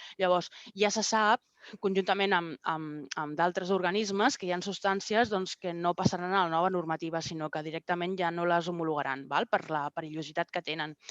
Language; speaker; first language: Catalan; non-native, local second language; Spanish